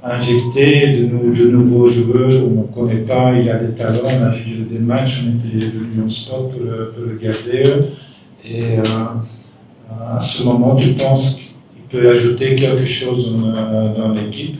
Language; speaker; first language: French; non-native, local second language; Dutch